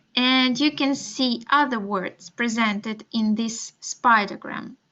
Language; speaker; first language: English; non-native, fluent; Russian